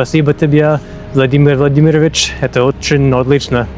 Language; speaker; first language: Russian; non-native, learner; English